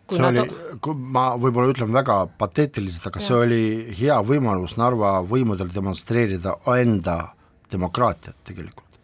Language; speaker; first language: Estonian; non-native, local second language; Russian